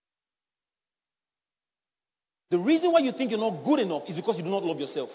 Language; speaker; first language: English; non-native, local second language; Bini